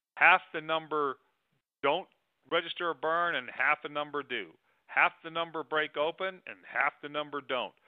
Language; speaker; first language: English; native; English